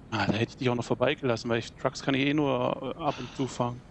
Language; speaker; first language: German; native; German